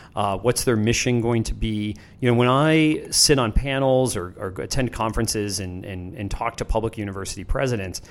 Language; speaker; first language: English; native; English